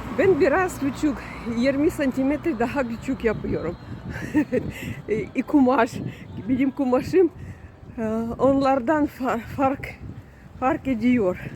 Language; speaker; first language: Turkish; non-native, learner; Russian